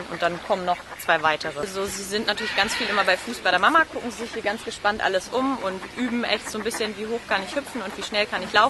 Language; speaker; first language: German; native; German